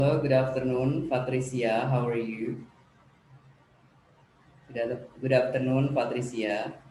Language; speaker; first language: English; non-native, learner; Indonesian